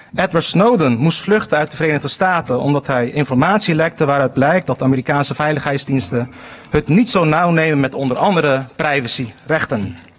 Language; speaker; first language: Dutch; early bilingual, other home language; Turkish